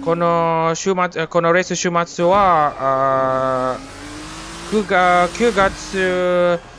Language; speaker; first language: Japanese; non-native, learner; English